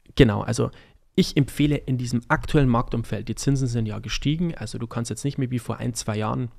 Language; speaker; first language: German; native; German